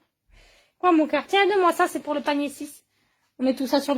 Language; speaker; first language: French; native; French